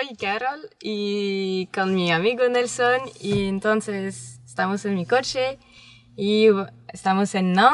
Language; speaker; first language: Spanish; non-native, learner; French